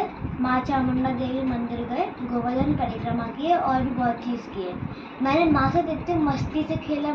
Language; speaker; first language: Hindi; native; Hindi